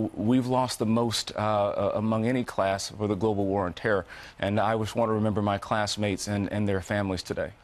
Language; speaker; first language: English; native; English